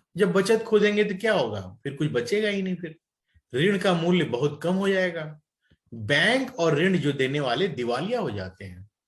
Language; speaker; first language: Hindi; native; Hindi